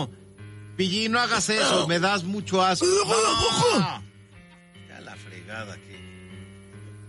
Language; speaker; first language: Spanish; native; Spanish